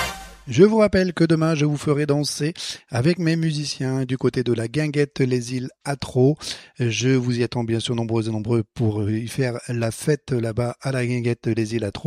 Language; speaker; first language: French; native; French